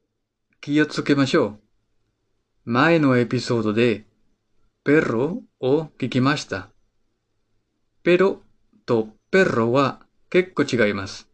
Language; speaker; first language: Japanese; non-native, fluent; Spanish